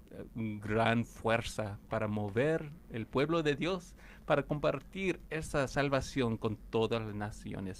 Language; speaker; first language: Spanish; non-native, fluent; English